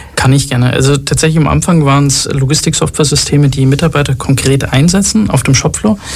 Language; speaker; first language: German; early bilingual, other home language; Arabic